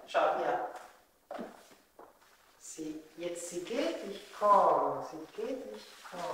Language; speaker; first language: German; non-native, fluent; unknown